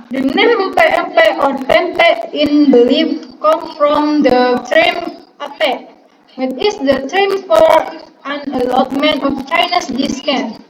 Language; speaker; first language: English; non-native, learner; Indonesian